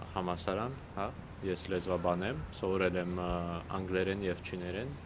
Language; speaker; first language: Armenian; early bilingual, heritage; Russian